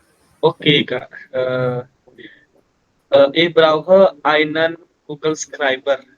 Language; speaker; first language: German; non-native, learner; Indonesian